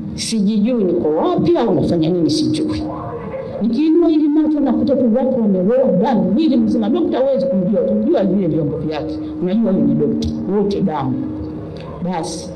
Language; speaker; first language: Swahili; native; Swahili